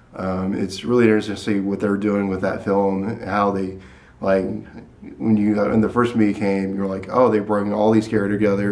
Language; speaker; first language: English; native; English